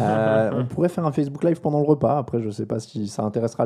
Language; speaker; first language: French; native; French